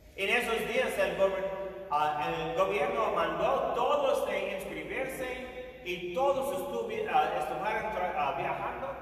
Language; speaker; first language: Spanish; non-native, fluent; English